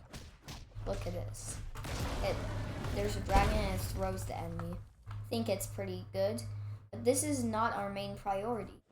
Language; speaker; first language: English; native; English